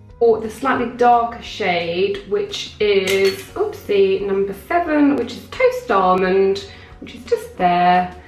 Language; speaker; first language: English; native; English